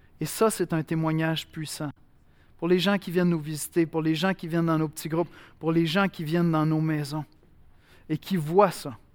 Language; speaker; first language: French; native; French